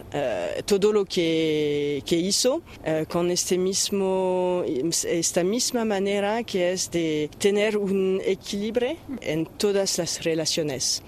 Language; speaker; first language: Spanish; non-native, learner; French